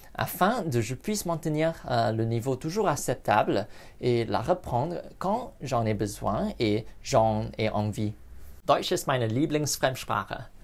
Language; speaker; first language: English; non-native, local second language; Cantonese